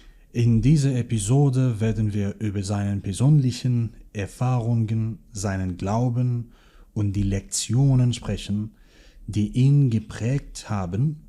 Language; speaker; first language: German; non-native, fluent; Kurdish